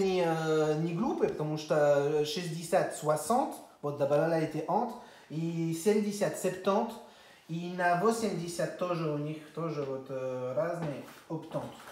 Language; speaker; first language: Russian; non-native, fluent; French